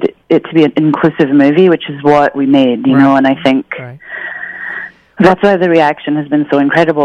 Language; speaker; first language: English; native; English